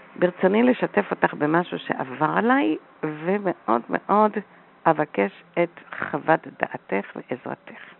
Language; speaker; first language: Hebrew; native; Hebrew